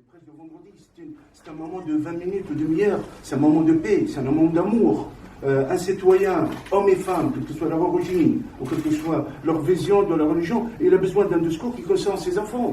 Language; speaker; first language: French; non-native, fluent; Arabic